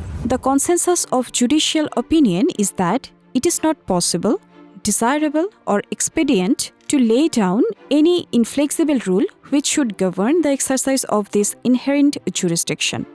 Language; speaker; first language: English; non-native, local second language; Bangla